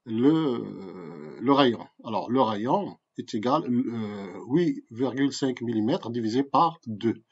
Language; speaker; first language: French; non-native, local second language; Arabic